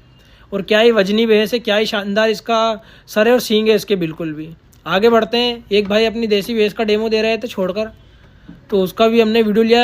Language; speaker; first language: Hindi; native; Hindi